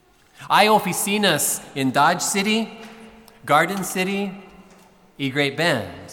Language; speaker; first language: Spanish; non-native, fluent; English